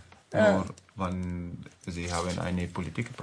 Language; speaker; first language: German; non-native, learner; Arabic